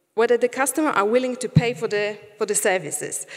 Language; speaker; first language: English; non-native, fluent; Polish